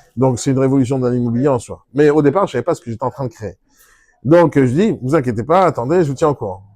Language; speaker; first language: French; non-native, fluent; Hebrew